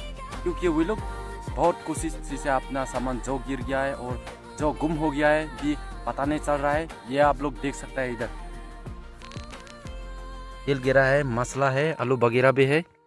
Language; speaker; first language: Hindi; non-native, local second language; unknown